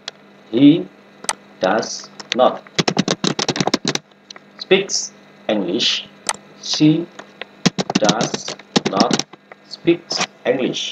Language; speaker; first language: English; non-native, learner; Indonesian